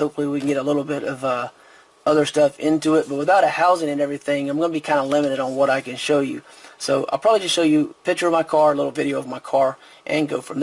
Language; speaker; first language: English; native; English